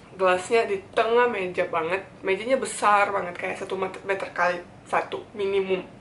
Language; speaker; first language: Indonesian; non-native, fluent; Bosnian